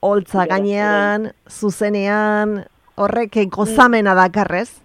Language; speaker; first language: Basque; native; Basque